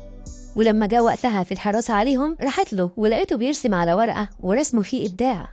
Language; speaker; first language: Arabic; native; Arabic